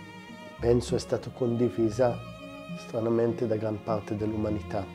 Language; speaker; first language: Italian; non-native, fluent; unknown